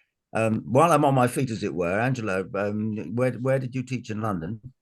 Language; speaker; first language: English; native; English